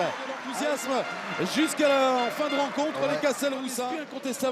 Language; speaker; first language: French; native; French